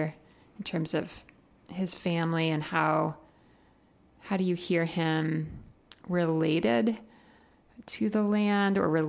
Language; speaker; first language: English; native; English